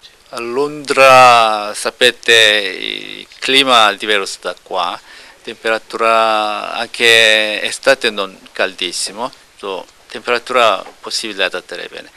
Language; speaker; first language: Italian; non-native, learner; Korean